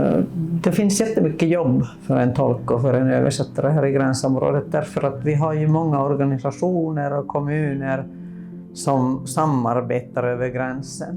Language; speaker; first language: Swedish; non-native, local second language; Finnish